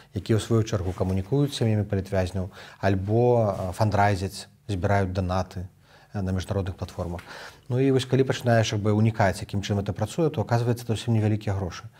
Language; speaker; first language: Belarusian; native; Belarusian